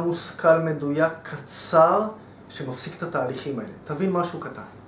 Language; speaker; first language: Hebrew; native; Hebrew